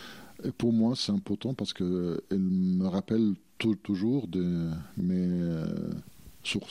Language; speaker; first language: French; non-native, fluent; Arabic